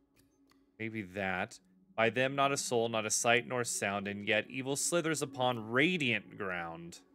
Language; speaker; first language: English; native; English